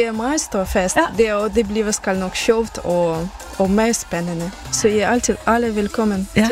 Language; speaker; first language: Danish; non-native, learner; Ukrainian